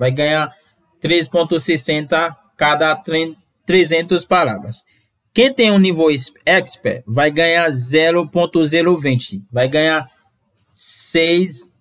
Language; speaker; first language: Portuguese; non-native, fluent; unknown